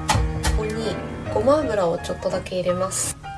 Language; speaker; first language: Japanese; non-native, local second language; Chinese